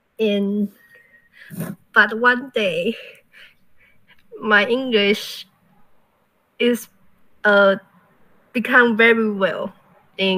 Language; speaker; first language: English; non-native, learner; Chinese